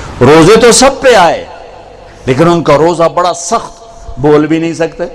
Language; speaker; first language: Urdu; non-native, local second language; Punjabi